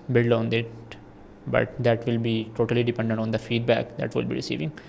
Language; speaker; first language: English; non-native, local second language; Urdu